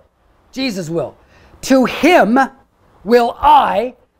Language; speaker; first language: English; native; English